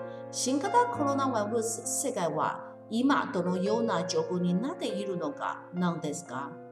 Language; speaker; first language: Japanese; non-native, learner; Chinese